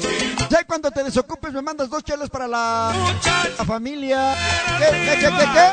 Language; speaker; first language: Spanish; native; Spanish